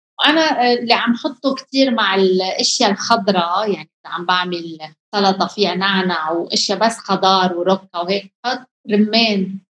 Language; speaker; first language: Arabic; native; Arabic